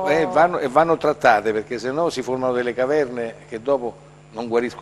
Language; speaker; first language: Italian; native; Italian